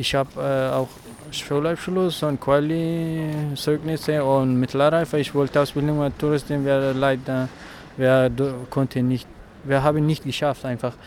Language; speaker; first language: German; non-native, learner; Persian